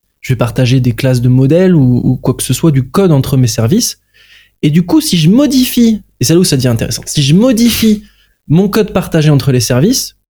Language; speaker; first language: French; native; French